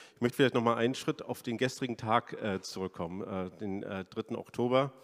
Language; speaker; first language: German; native; German